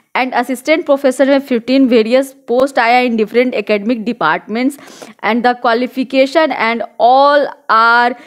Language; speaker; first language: Hindi; native; Hindi